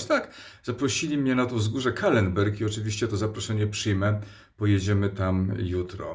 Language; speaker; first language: Polish; native; Polish